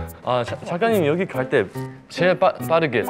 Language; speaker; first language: Korean; non-native, fluent; Chinese